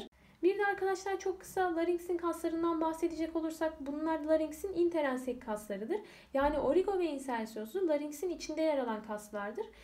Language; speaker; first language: Turkish; native; Turkish